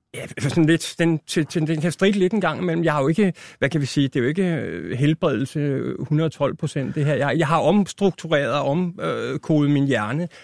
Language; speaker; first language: Danish; native; Danish